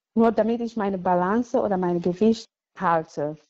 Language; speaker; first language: German; non-native, fluent; English